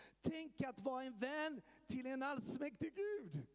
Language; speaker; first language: Swedish; early bilingual, heritage; Swedish